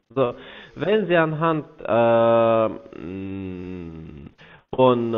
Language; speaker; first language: German; non-native, fluent; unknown